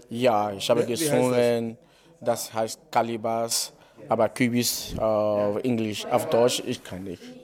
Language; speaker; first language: German; non-native, learner; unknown